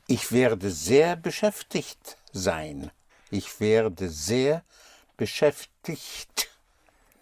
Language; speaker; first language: German; non-native, fluent; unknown